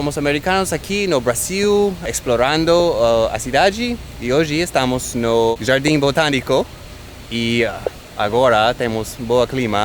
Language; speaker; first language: Portuguese; non-native, fluent; English